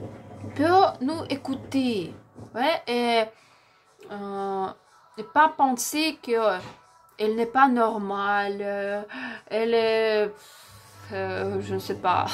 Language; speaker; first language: French; non-native, learner; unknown